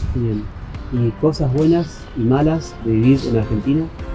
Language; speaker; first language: Spanish; native; Spanish